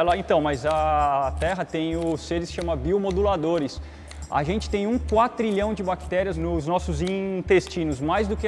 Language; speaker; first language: Portuguese; native; Portuguese